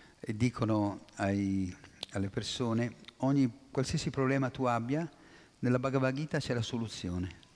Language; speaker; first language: Italian; native; Italian